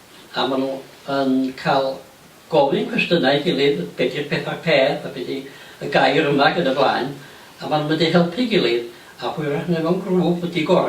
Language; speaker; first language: Welsh; native; Welsh